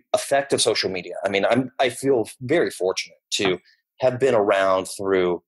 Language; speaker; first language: English; native; English